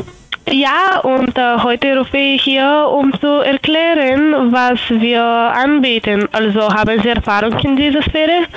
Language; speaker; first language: German; non-native, learner; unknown